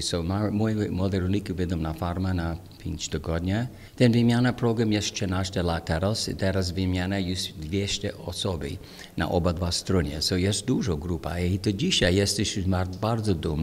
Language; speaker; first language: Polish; non-native, learner; English